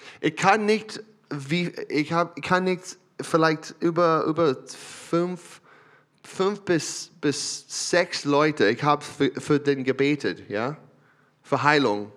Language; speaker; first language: German; non-native, learner; English